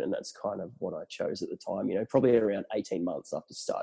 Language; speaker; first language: English; native; English